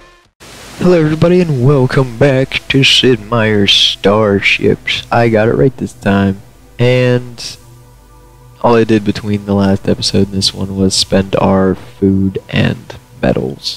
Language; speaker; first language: English; native; English